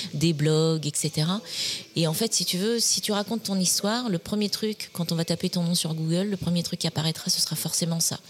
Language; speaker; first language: French; native; French